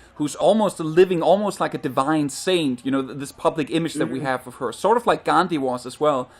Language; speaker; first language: English; non-native, fluent; Danish